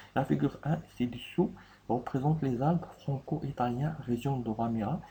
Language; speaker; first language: French; non-native, local second language; Arabic